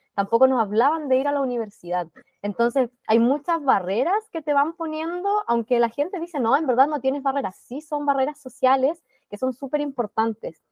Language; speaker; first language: Spanish; native; Spanish